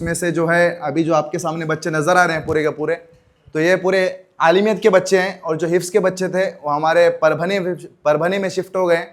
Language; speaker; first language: Hindi; native; Hindi